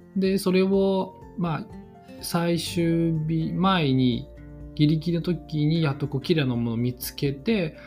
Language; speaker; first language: Japanese; non-native, fluent; Chinese